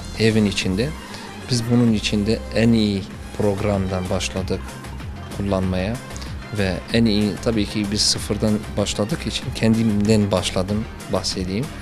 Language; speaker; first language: Turkish; non-native, learner; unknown